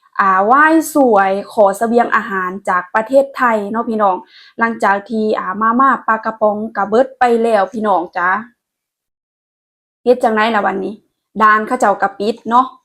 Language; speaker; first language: Thai; non-native, local second language; Lao